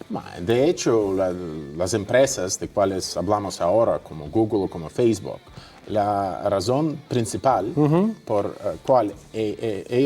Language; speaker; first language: Spanish; non-native, fluent; Russian